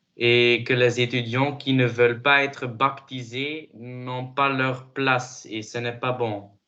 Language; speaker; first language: French; non-native, learner; Dutch